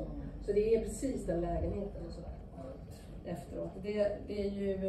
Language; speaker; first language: Swedish; native; Swedish